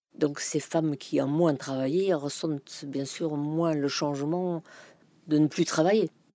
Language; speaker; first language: French; non-native, fluent; German